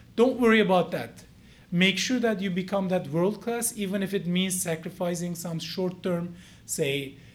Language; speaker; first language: English; non-native, fluent; Turkish